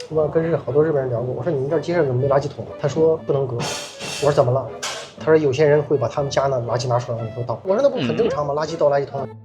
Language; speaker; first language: Chinese; native; Chinese